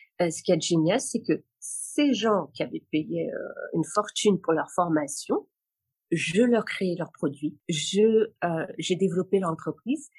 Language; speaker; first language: French; non-native, local second language; Arabic